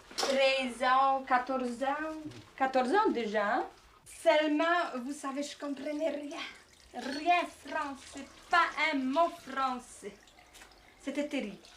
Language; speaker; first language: French; non-native, learner; Polish